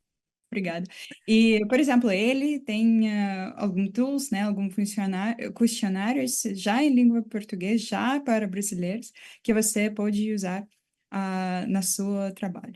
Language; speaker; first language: Portuguese; non-native, fluent; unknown